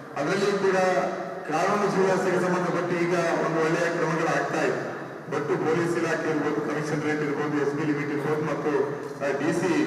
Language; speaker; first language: Kannada; non-native, local second language; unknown